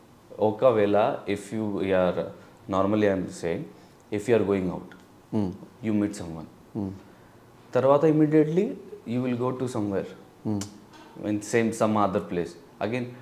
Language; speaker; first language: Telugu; non-native, local second language; Hindi